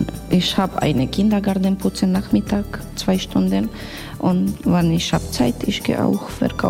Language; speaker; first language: German; non-native, learner; Romanian